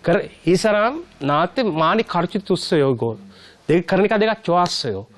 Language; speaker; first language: Korean; non-native, learner; Sinhala